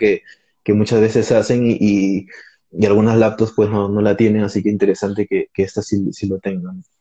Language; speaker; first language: Spanish; native; Spanish